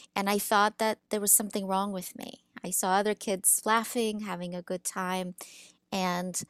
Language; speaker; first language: English; early bilingual, other home language; Russian